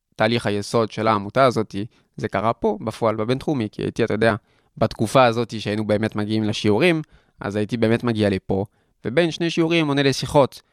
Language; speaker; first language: Hebrew; non-native, fluent; French